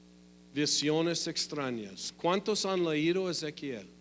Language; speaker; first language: Spanish; non-native, fluent; English